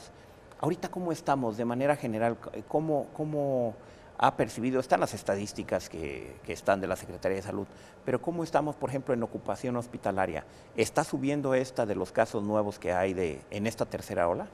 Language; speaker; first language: Spanish; native; Spanish